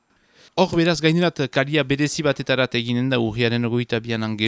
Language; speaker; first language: Basque; native; Basque